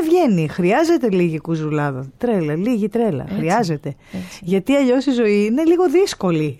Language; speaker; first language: Greek; native; Greek